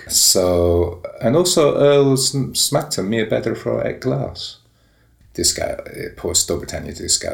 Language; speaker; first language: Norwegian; non-native, learner; English